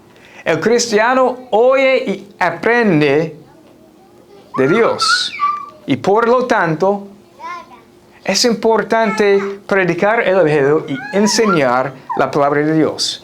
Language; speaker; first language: Spanish; non-native, fluent; English